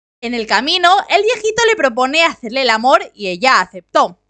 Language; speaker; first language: Spanish; native; Spanish